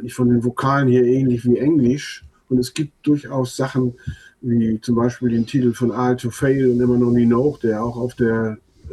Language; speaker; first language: German; non-native, local second language; Low German